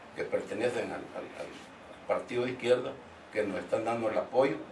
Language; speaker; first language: Spanish; native; Spanish